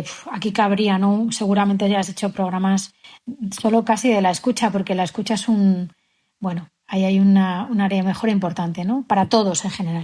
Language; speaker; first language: Spanish; native; Spanish